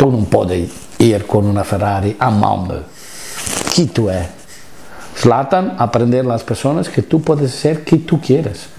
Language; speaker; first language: Spanish; non-native, fluent; Italian